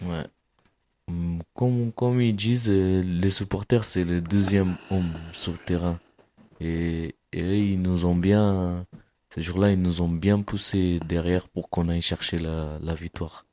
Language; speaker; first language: French; non-native, fluent; Kabuverdianu